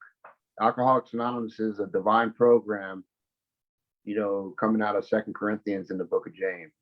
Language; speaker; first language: English; native; English